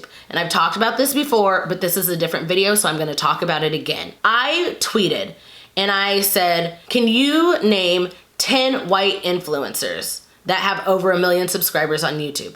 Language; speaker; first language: English; native; English